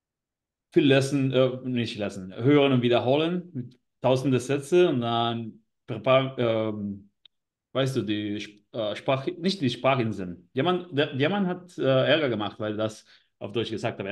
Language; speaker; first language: German; non-native, learner; Spanish